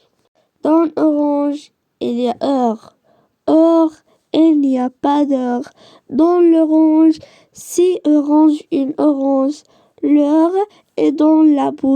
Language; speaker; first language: French; non-native, learner; Arabic